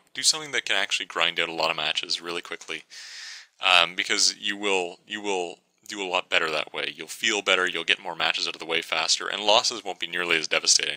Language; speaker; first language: English; native; English